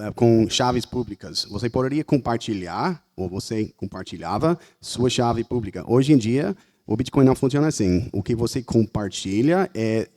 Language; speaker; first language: Portuguese; non-native, fluent; English